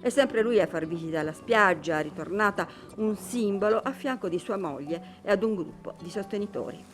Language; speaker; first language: Italian; native; Italian